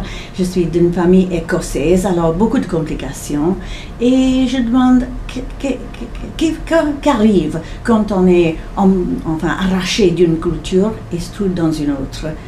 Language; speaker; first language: French; non-native, fluent; English